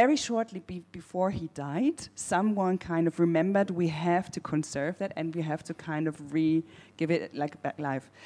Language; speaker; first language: English; non-native, fluent; German